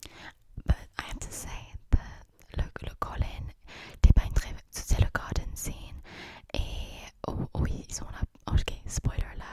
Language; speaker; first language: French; early bilingual, heritage; English